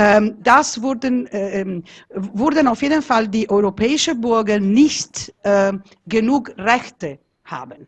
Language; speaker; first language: German; non-native, fluent; Italian